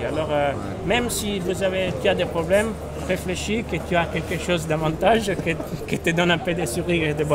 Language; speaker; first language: French; non-native, fluent; Italian